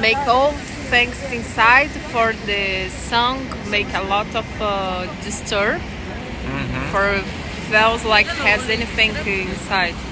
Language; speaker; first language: English; non-native, learner; Portuguese